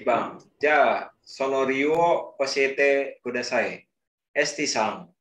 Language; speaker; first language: Japanese; non-native, learner; Indonesian